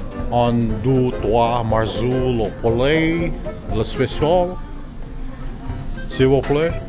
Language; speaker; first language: French; non-native, learner; Filipino